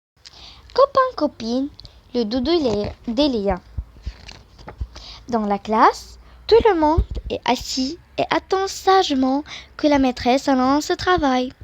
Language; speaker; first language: French; non-native, local second language; Arabic